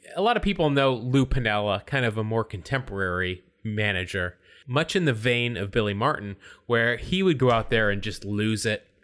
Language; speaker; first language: English; native; English